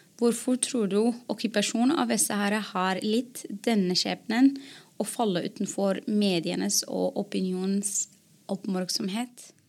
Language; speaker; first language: Norwegian; non-native, fluent; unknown